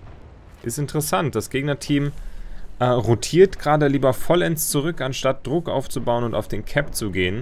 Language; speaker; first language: German; native; German